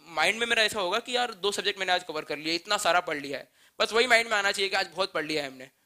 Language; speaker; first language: Hindi; native; Hindi